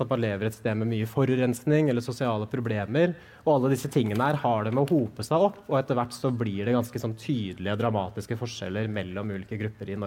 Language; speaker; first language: Norwegian; native; Norwegian